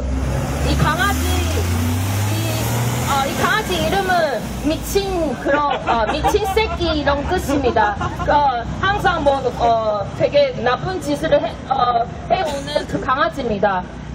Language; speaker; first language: Korean; non-native, fluent; Chinese